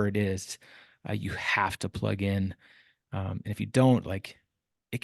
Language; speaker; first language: English; native; English